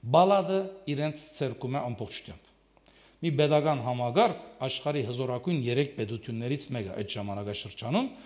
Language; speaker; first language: Armenian; early bilingual, heritage; French